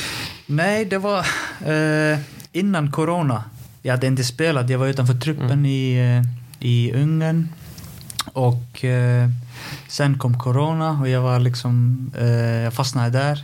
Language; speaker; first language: Swedish; non-native, fluent; Icelandic